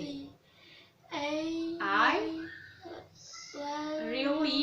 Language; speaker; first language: English; non-native, learner; Indonesian